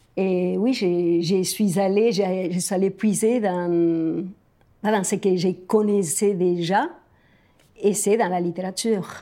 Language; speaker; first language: French; non-native, fluent; Spanish